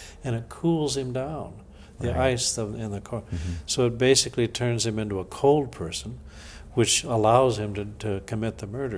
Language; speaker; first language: English; native; English